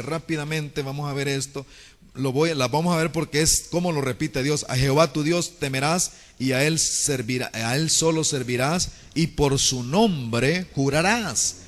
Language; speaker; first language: Spanish; native; Spanish